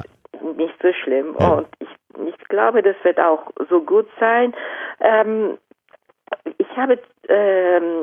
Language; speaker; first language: German; non-native, fluent; Japanese